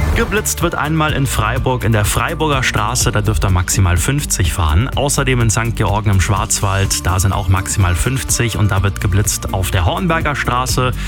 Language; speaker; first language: German; native; German